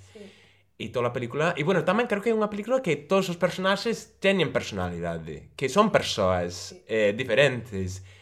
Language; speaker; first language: Galician; non-native, local second language; Spanish